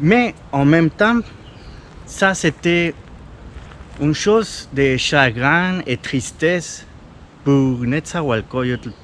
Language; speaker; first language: French; non-native, fluent; Spanish